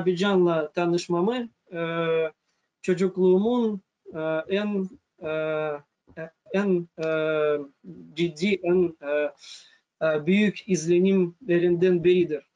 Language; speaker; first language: Turkish; non-native, fluent; Russian